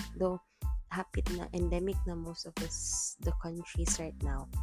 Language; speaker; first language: English; non-native, local second language; Cebuano